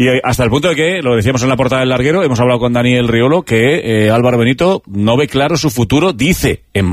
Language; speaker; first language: Spanish; native; Spanish